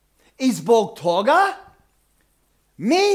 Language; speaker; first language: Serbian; non-native, fluent; English